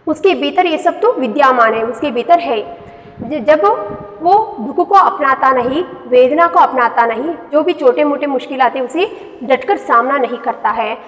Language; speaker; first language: Hindi; non-native, local second language; Kannada